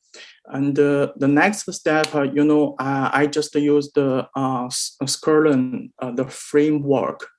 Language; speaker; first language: English; non-native, learner; Chinese